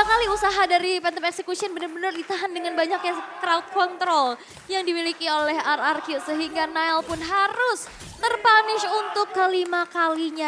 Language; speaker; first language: Indonesian; native; Indonesian